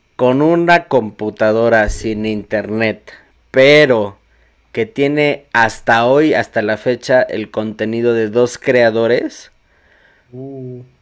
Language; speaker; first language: Spanish; native; Spanish